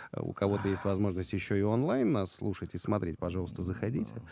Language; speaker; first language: Russian; native; Russian